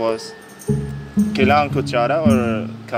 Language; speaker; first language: Filipino; non-native, learner; Arabic